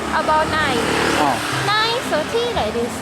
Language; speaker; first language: English; non-native, learner; Thai